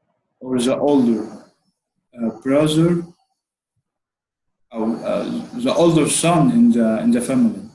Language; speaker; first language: English; non-native, learner; Arabic